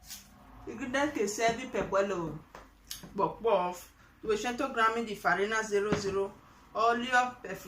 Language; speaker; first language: Italian; non-native, learner; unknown